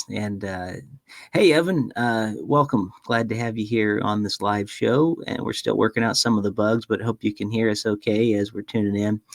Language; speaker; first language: English; native; English